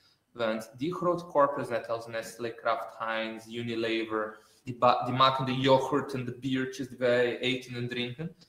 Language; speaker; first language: Dutch; non-native, fluent; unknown